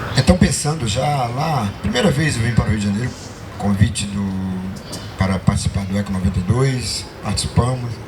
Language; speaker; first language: Portuguese; non-native, local second language; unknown